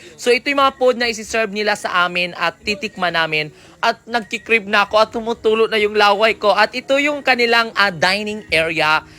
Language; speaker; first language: Filipino; non-native, local second language; Cebuano